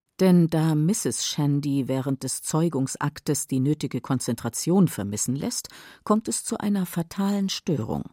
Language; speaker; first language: German; native; German